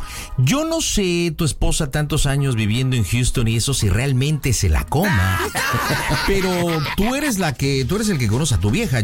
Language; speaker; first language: Spanish; native; Spanish